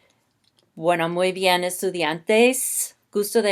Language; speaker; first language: Spanish; non-native, fluent; English